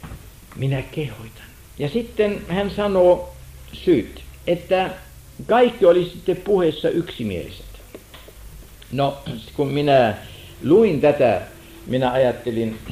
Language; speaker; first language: Finnish; non-native, fluent; German